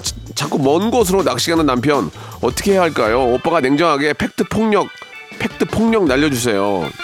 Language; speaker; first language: Korean; native; Korean